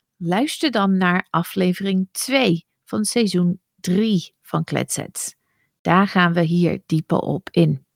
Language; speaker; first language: Dutch; non-native, fluent; English